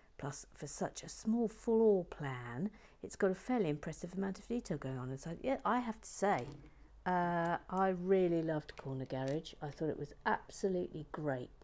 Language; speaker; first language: English; native; English